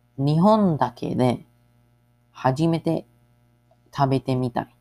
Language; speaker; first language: Japanese; non-native, learner; English